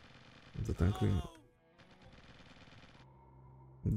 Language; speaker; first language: Polish; native; Polish